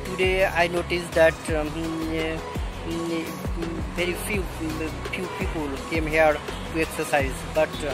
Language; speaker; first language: English; non-native, learner; Bangla